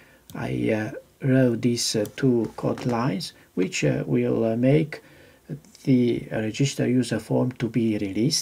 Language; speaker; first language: English; non-native, fluent; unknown